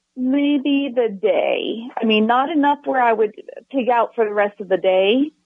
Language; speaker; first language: English; native; English